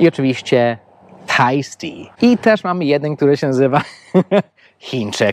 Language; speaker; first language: Polish; non-native, fluent; English